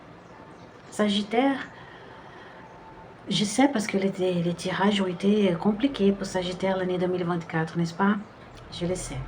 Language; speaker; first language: French; non-native, fluent; Portuguese